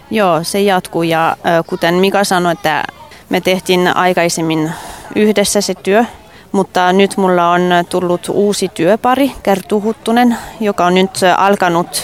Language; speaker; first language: Finnish; non-native, fluent; French